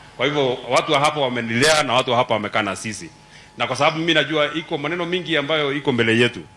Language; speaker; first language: Swahili; non-native, local second language; Kikuyu